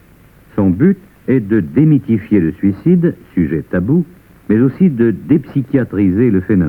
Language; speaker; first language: French; native; French